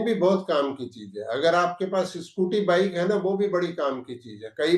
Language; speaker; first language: Hindi; native; Hindi